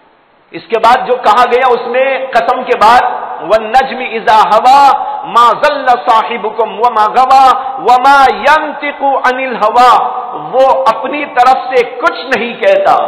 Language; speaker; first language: Urdu; native; Urdu